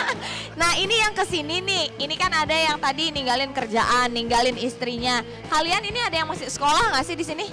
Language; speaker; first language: Indonesian; native; Indonesian